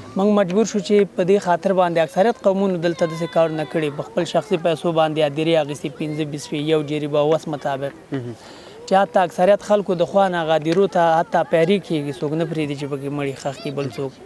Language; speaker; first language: Pashto; non-native, local second language; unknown